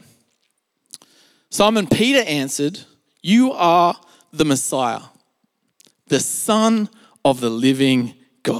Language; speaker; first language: English; native; English